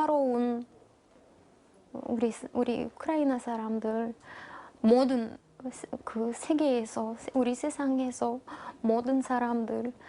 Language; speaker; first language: Korean; non-native, learner; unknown